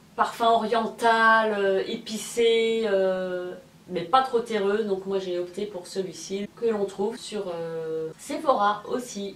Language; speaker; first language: French; native; French